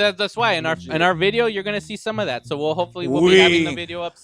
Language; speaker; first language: English; native; English